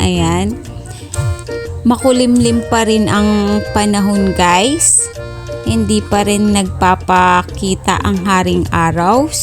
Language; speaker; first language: Filipino; native; Filipino